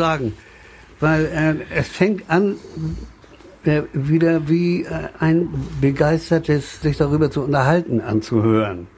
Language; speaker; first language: German; native; German